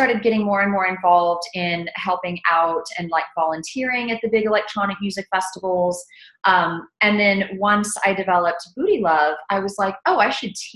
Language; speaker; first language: English; native; English